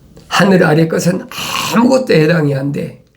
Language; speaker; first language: Korean; native; Korean